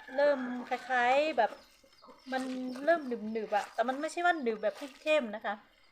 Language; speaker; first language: Thai; non-native, local second language; Hmong